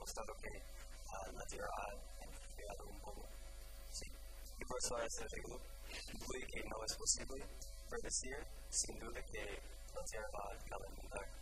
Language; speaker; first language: Spanish; non-native, fluent; English